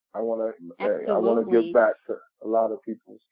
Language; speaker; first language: English; native; English